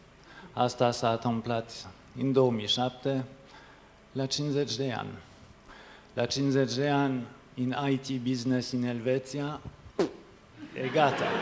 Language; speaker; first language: Romanian; non-native, fluent; French